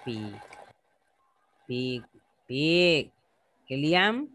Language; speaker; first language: English; non-native, fluent; Spanish